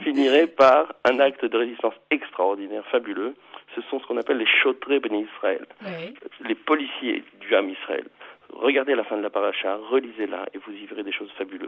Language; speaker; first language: French; native; French